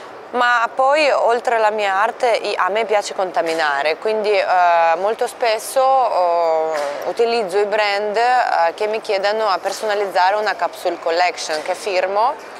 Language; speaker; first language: Italian; non-native, fluent; Russian